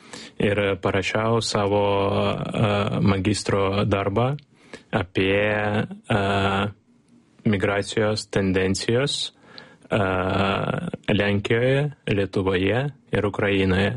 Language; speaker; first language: Lithuanian; non-native, learner; Ukrainian